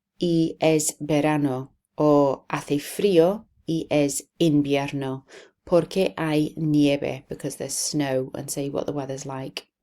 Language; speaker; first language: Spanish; non-native, fluent; English